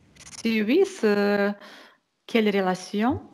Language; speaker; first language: French; non-native, fluent; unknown